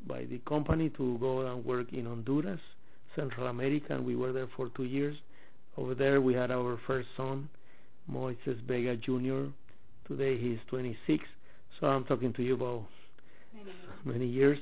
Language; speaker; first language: English; non-native, fluent; Spanish